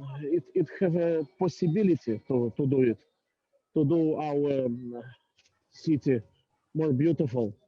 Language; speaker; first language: English; non-native, learner; Russian